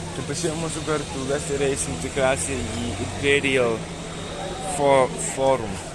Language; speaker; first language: Lithuanian; early bilingual, heritage; Lithuanian